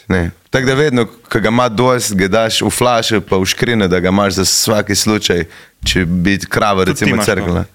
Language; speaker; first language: Slovenian; native; Slovenian